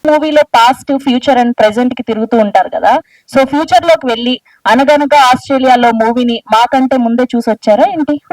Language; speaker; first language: Telugu; native; Telugu